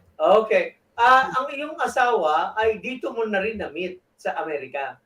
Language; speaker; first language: Filipino; native; Filipino